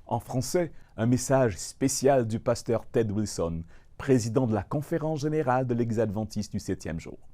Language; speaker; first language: French; native; French